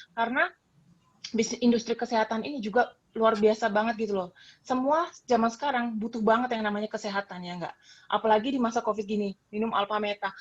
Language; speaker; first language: Indonesian; native; Indonesian